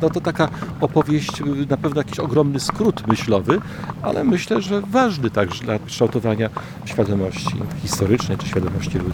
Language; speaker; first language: Polish; native; Polish